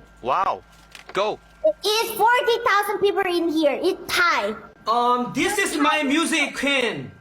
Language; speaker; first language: English; non-native, learner; Korean